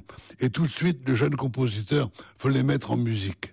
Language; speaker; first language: French; native; French